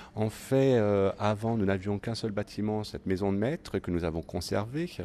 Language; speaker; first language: French; native; French